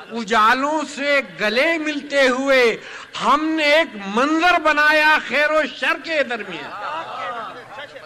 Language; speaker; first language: Urdu; native; Urdu